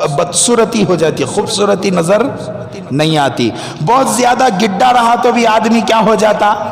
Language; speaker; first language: Urdu; native; Urdu